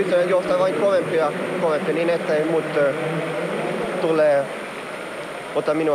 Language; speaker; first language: Finnish; non-native, local second language; Swedish